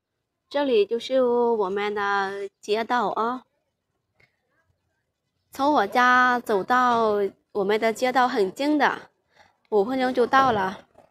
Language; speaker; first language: Chinese; non-native, fluent; Lao